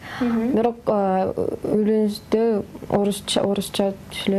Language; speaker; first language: Kyrgyz; non-native, fluent; Russian